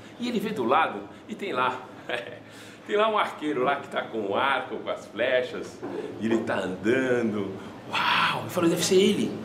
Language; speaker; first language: Portuguese; non-native, fluent; French